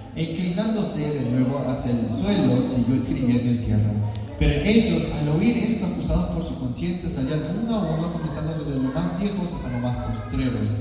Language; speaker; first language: Spanish; early bilingual, other home language; Korean